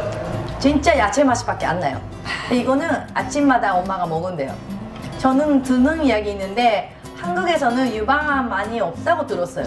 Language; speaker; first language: Korean; non-native, fluent; Japanese